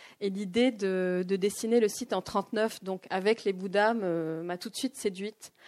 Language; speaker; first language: French; non-native, local second language; Arabic